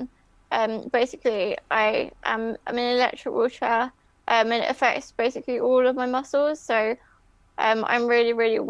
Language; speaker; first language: English; native; English